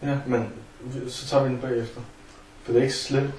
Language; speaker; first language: Danish; native; Danish